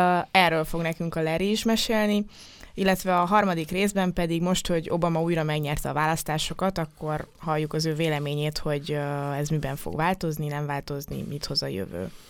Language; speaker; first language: Hungarian; native; Hungarian